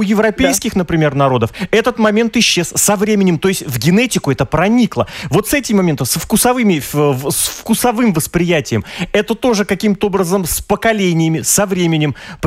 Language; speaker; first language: Russian; native; Russian